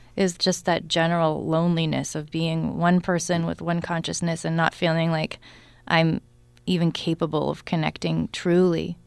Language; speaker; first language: English; native; English